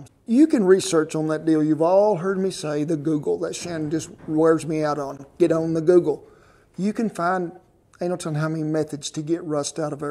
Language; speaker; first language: English; native; English